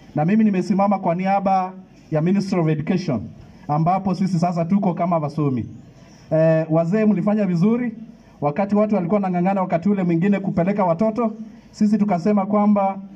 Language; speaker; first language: Swahili; non-native, local second language; Luyia